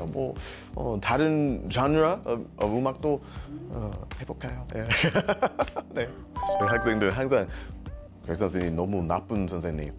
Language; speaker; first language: Korean; non-native, learner; English